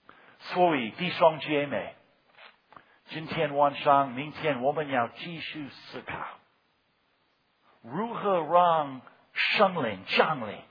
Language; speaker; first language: Chinese; non-native, fluent; English